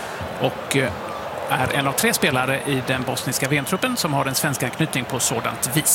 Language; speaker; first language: Swedish; native; Swedish